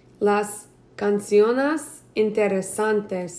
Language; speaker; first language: Spanish; non-native, learner; English